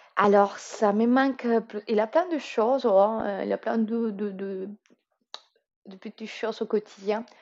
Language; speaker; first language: French; non-native, fluent; Spanish